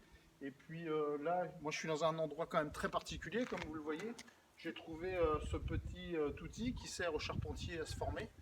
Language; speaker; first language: French; native; French